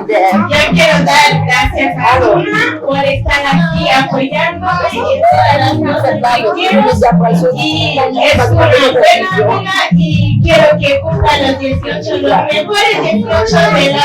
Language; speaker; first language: Spanish; non-native, learner; Haitian Creole